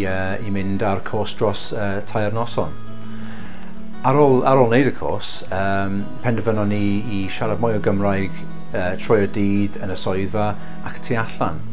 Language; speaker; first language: Welsh; non-native, learner; English